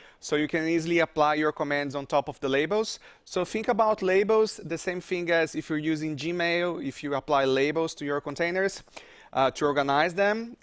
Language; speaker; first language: English; non-native, fluent; Portuguese